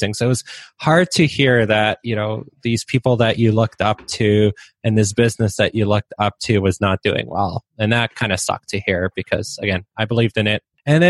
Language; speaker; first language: English; non-native, fluent; Polish